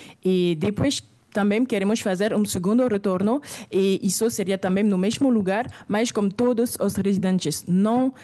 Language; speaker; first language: Portuguese; non-native, fluent; French